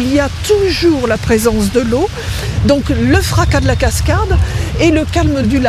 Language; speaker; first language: French; native; French